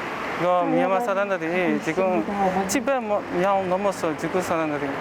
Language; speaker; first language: Korean; non-native, learner; Burmese